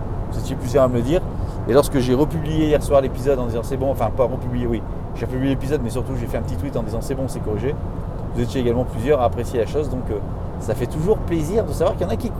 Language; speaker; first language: French; native; French